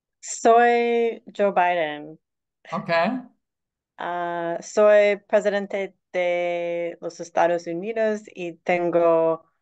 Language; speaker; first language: Spanish; non-native, learner; English